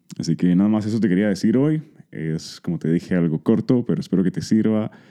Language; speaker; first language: Spanish; early bilingual, heritage; Spanish